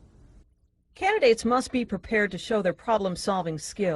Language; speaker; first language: English; native; English